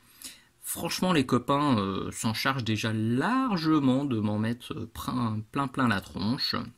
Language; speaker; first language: French; native; French